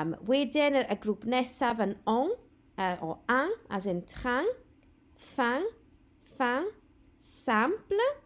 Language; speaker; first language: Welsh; non-native, local second language; English